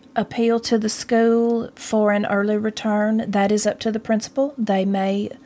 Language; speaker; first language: English; native; English